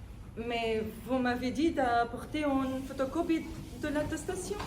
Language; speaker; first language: French; non-native, fluent; Arabic